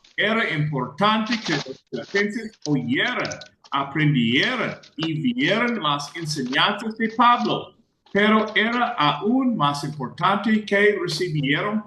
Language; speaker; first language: Spanish; non-native, fluent; English